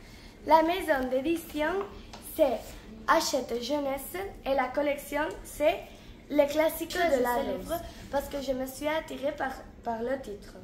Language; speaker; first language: French; non-native, learner; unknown